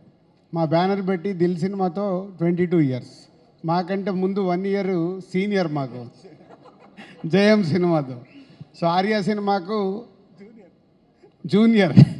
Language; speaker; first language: Telugu; native; Telugu